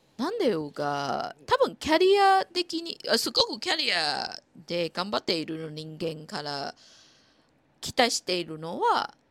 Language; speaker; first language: Japanese; non-native, fluent; Chinese